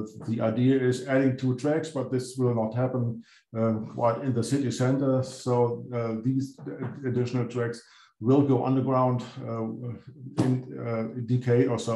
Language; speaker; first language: English; non-native, fluent; German